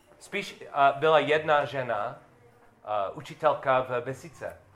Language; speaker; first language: Czech; non-native, learner; English